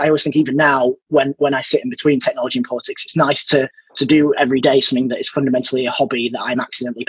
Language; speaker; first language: English; native; English